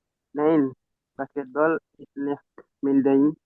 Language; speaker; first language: German; non-native, learner; Indonesian